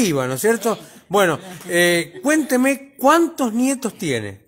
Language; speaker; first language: Spanish; native; Spanish